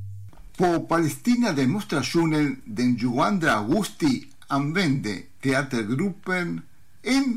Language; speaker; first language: Swedish; non-native, fluent; Spanish